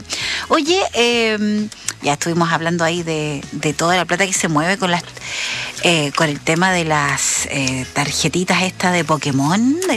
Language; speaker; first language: Spanish; native; Spanish